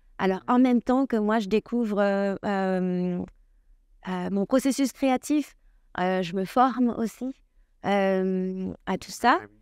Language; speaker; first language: French; native; French